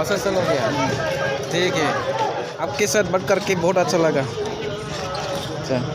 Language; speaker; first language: Hindi; non-native, local second language; Bodo